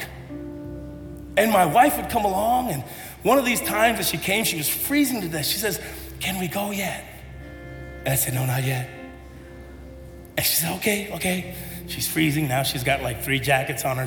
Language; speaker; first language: English; native; English